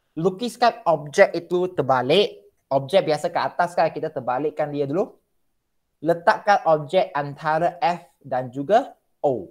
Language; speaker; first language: Malay; non-native, local second language; Chinese